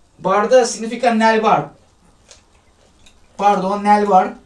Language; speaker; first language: Italian; non-native, learner; Turkish